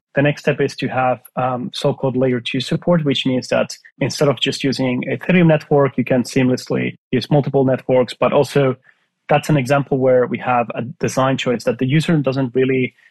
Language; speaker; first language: English; non-native, fluent; Finnish